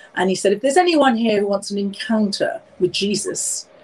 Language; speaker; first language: English; native; English